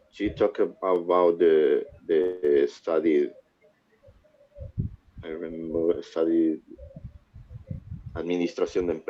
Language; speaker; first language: English; non-native, learner; Spanish